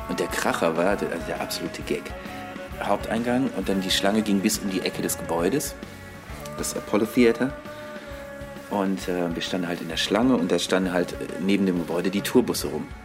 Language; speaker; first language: German; native; German